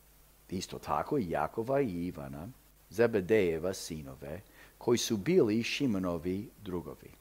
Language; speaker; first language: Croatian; early bilingual, heritage; Croatian